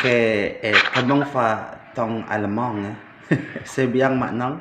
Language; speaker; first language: French; non-native, learner; Indonesian